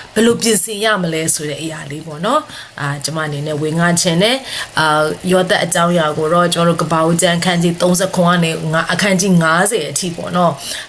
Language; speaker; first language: Burmese; non-native, local second language; Tedim Chin